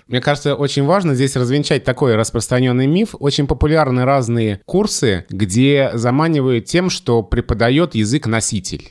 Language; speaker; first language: Russian; native; Russian